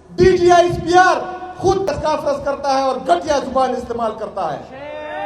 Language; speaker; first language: Urdu; non-native, local second language; Pashto